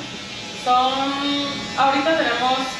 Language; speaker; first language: Spanish; native; Spanish